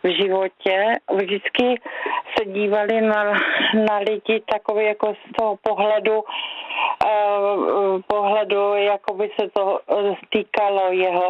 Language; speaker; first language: Czech; native; Czech